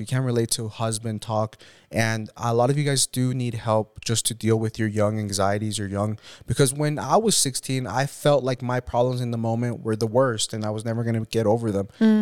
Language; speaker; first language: English; early bilingual, other home language; Spanish